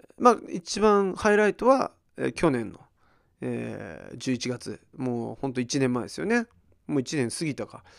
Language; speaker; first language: Japanese; early bilingual, heritage; Japanese